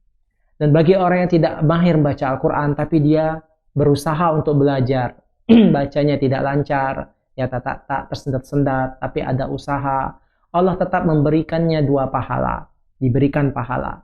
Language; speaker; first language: Indonesian; native; Indonesian